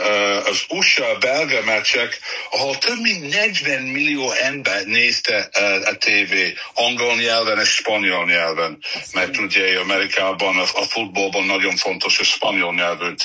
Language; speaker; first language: Hungarian; non-native, fluent; English